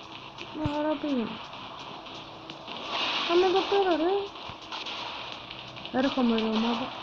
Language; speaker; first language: Greek; native; Greek